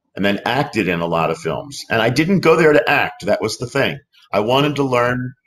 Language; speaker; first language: English; native; English